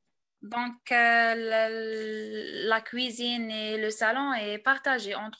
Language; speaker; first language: French; non-native, learner; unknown